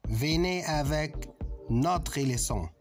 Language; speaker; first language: French; non-native, fluent; Arabic